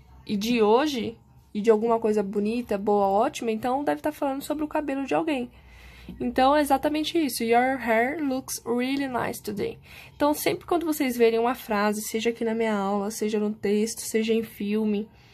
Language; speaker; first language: Portuguese; native; Portuguese